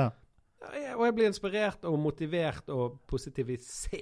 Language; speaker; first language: Norwegian; native; Norwegian